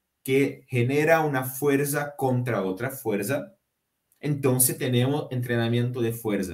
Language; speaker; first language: Spanish; non-native, fluent; Portuguese